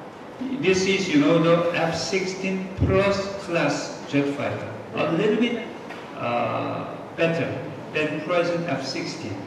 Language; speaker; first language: English; non-native, fluent; Korean